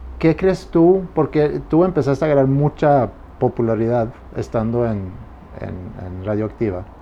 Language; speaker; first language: Spanish; non-native, fluent; Swedish